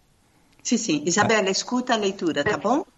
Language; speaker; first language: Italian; non-native, fluent; Portuguese